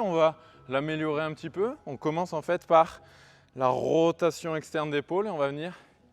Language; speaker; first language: French; native; French